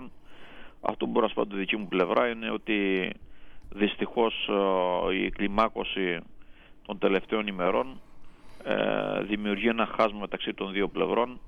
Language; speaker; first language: Greek; native; Greek